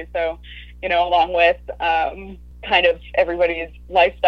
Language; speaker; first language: English; native; English